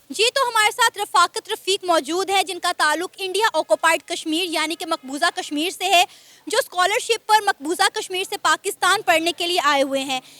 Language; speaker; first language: Urdu; native; Urdu